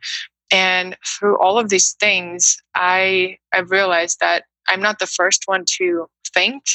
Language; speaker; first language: English; non-native, fluent; Russian